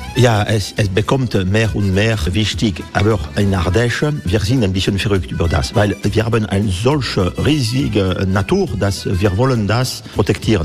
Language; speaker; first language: German; non-native, learner; French